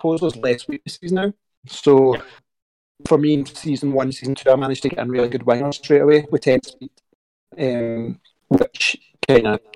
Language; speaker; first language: English; native; English